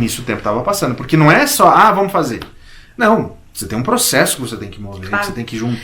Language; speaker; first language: Portuguese; native; Portuguese